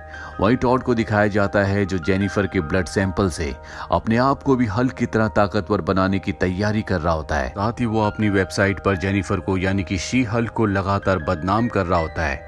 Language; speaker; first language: Hindi; native; Hindi